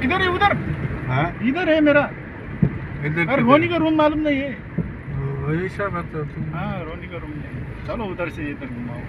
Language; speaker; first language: Hindi; non-native, learner; Nepali